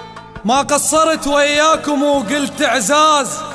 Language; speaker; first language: Arabic; native; Arabic